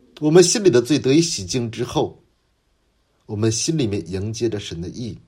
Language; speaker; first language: Chinese; non-native, fluent; Korean